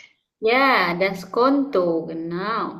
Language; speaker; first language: German; non-native, fluent; Indonesian